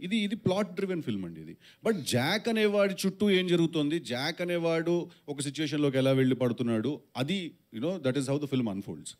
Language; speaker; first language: Telugu; native; Telugu